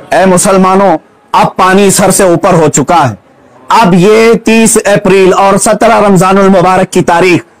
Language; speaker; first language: Hindi; native; Hindi